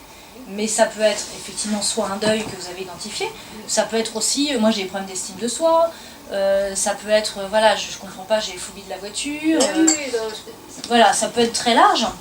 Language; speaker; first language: French; native; French